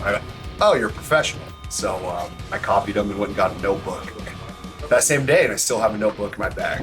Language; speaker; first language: English; native; English